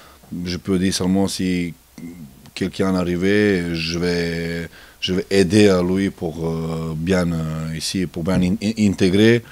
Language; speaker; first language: French; non-native, learner; Serbian